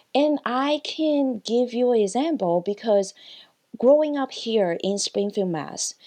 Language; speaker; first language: English; non-native, local second language; Cantonese